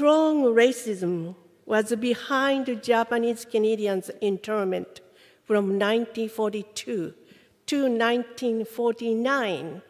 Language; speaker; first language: English; non-native, fluent; Japanese